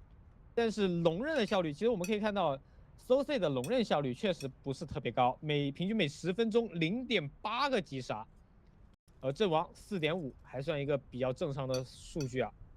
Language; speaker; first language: Chinese; native; Chinese